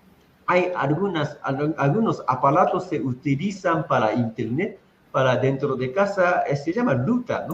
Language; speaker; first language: Spanish; non-native, fluent; Japanese